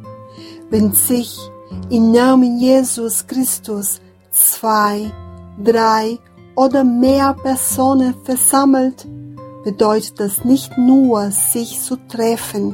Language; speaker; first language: German; non-native, fluent; Portuguese